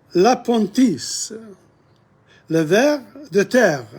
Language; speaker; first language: French; non-native, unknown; English